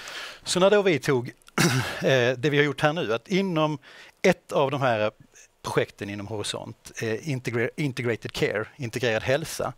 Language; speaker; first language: Swedish; native; Swedish